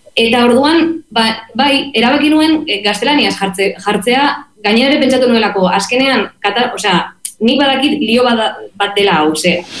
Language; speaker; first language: Basque; non-native, local second language; Spanish